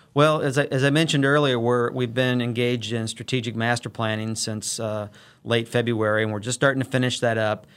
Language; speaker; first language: English; native; English